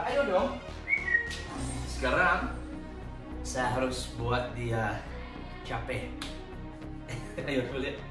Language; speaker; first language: Indonesian; non-native, learner; English